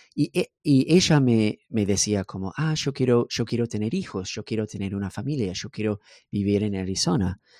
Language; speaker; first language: Spanish; non-native, fluent; English